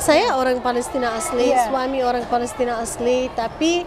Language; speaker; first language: Indonesian; non-native, fluent; Arabic